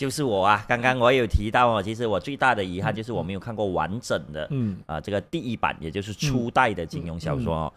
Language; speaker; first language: Chinese; native; Chinese